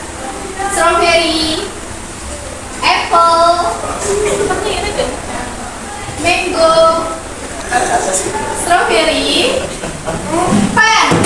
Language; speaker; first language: English; non-native, fluent; Indonesian